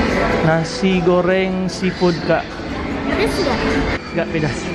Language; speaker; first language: Indonesian; non-native, learner; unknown